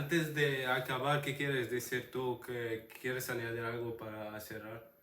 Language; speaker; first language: Spanish; non-native, fluent; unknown